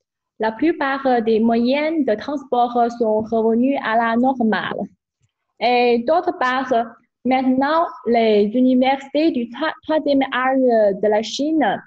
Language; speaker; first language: French; non-native, fluent; Chinese